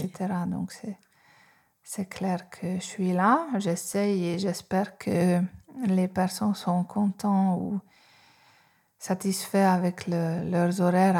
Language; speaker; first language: French; non-native, fluent; Hungarian